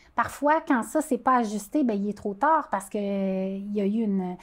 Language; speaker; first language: French; native; French